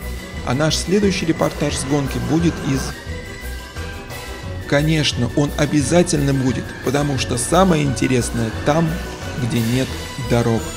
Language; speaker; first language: Russian; native; Russian